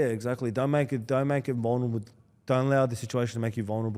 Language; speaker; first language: English; native; English